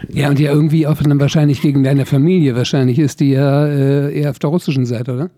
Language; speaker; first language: German; native; German